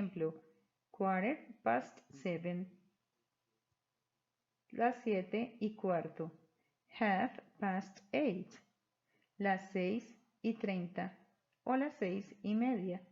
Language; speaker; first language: Spanish; native; Spanish